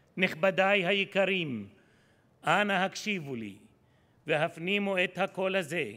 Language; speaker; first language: Hebrew; non-native, local second language; Arabic